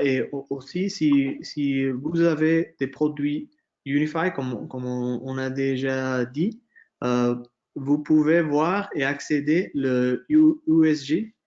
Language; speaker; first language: French; non-native, fluent; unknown